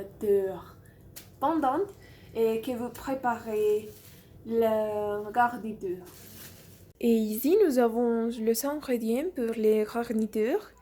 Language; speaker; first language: French; non-native, learner; Spanish